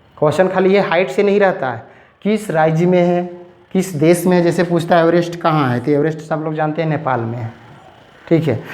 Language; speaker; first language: Hindi; native; Hindi